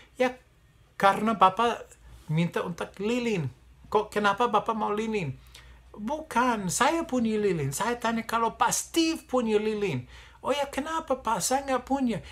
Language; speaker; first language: Indonesian; non-native, fluent; English